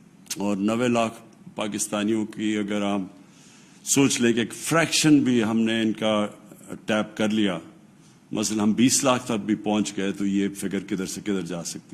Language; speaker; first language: Urdu; native; Urdu